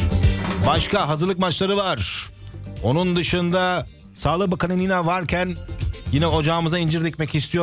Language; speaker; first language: Turkish; native; Turkish